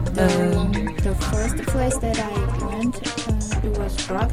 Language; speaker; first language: English; non-native, learner; Korean